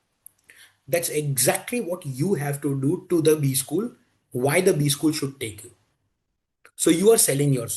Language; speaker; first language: English; non-native, local second language; Hindi